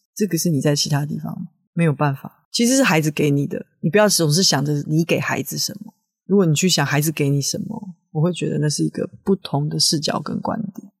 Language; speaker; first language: Chinese; native; Chinese